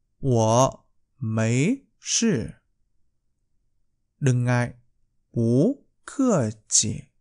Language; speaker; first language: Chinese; non-native, fluent; Vietnamese